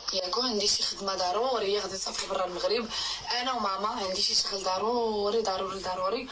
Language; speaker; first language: Arabic; native; Arabic